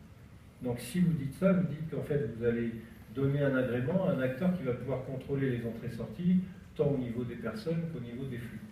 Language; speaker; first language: French; native; French